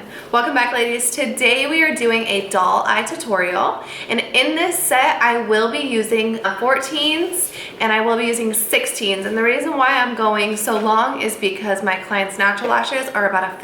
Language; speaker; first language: English; native; English